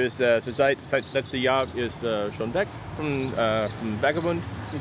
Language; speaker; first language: German; non-native, learner; English